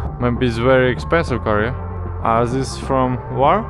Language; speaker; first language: English; non-native, learner; Ukrainian